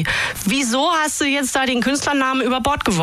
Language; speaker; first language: German; native; German